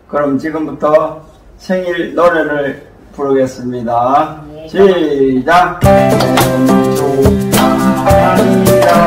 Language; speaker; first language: Korean; non-native, learner; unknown